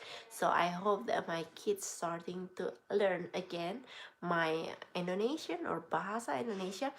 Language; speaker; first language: English; non-native, learner; Indonesian